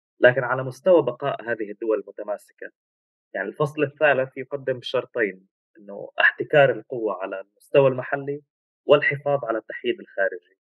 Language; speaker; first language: Arabic; native; Arabic